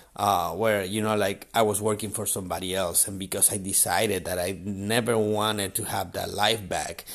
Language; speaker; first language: English; non-native, fluent; Spanish